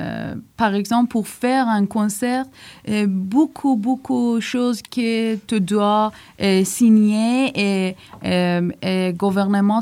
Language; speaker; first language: French; non-native, learner; Persian